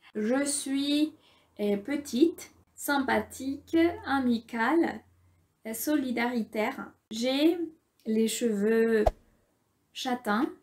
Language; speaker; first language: French; non-native, fluent; Spanish